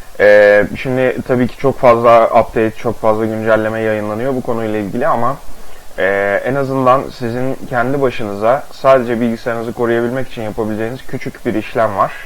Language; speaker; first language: Turkish; native; Turkish